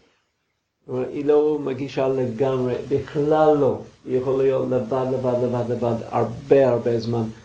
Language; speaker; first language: Hebrew; non-native, fluent; English